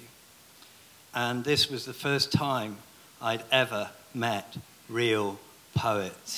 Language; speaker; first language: English; native; English